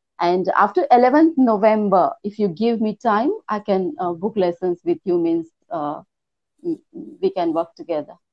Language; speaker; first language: English; non-native, local second language; Hindi